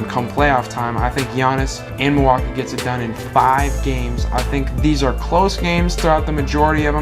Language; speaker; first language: English; native; English